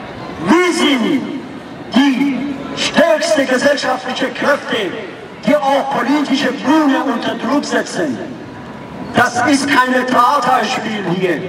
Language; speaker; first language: German; non-native, fluent; Persian